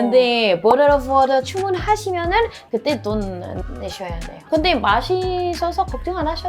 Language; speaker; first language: Korean; non-native, fluent; French